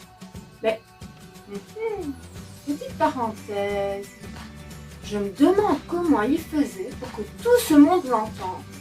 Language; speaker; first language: French; native; French